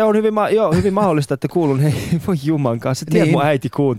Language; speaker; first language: Finnish; early bilingual, other home language; Persian